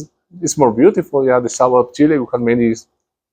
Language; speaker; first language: English; non-native, learner; Spanish